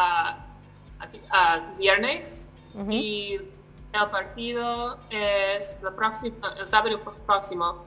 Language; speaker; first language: Spanish; non-native, learner; English